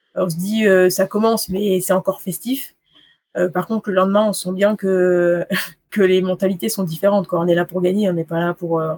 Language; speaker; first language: French; native; French